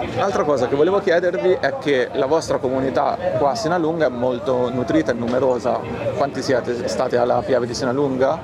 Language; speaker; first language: Italian; native; Italian